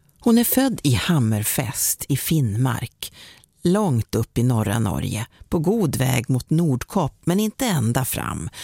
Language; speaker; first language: Swedish; native; Swedish